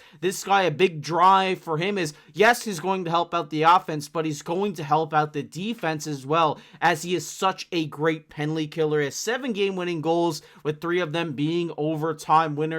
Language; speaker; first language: English; native; English